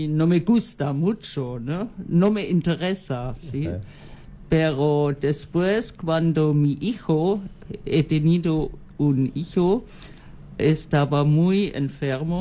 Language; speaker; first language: Spanish; non-native, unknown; German